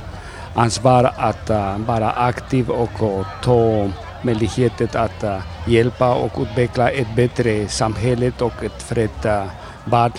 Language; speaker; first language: Swedish; non-native, fluent; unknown